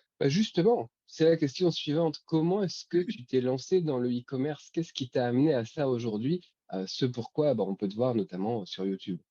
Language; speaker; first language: French; native; French